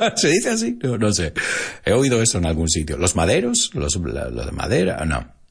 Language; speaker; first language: Spanish; non-native, fluent; English